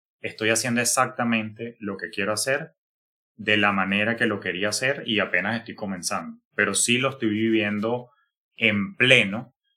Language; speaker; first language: Spanish; native; Spanish